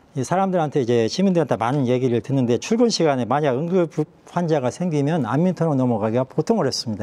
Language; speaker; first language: Korean; native; Korean